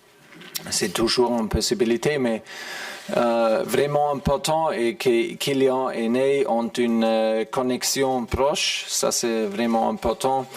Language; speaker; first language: French; non-native, fluent; German